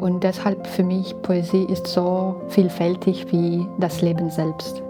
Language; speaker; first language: German; non-native, fluent; Belarusian